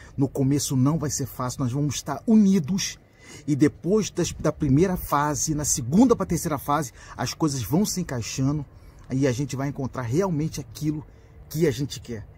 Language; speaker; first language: Portuguese; native; Portuguese